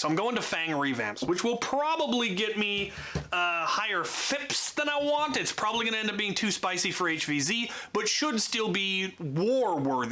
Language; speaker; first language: English; native; English